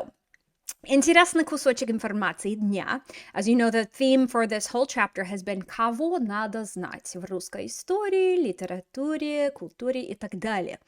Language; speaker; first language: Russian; non-native, fluent; English